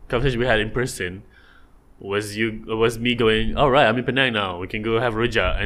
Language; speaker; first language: English; non-native, local second language; Malay